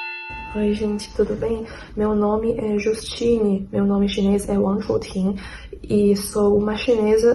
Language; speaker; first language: Portuguese; non-native, fluent; Chinese